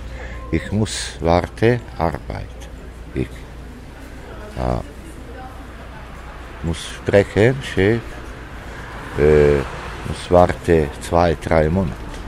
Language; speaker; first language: German; non-native, learner; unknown